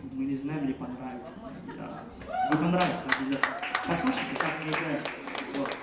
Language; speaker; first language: Russian; non-native, fluent; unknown